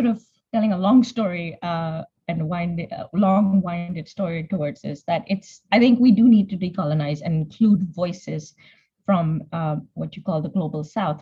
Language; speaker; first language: English; non-native, local second language; Punjabi